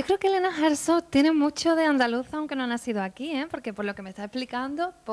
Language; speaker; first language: Spanish; native; Spanish